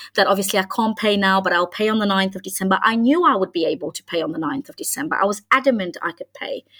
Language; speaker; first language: English; non-native, fluent; Hungarian